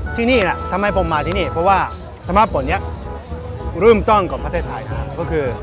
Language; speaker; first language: Thai; non-native, fluent; Japanese